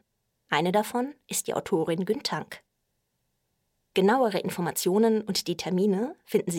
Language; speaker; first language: German; native; German